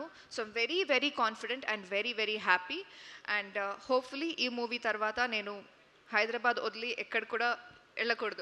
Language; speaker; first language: Telugu; non-native, local second language; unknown